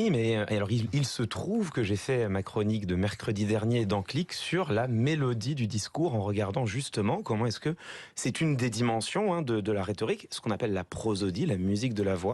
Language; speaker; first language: French; native; French